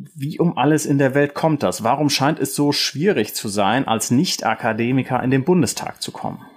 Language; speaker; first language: German; native; German